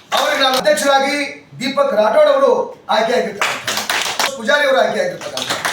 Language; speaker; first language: Kannada; non-native, local second language; Lambadi